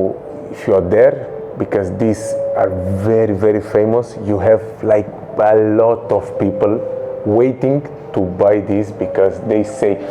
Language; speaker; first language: English; non-native, local second language; Kabuverdianu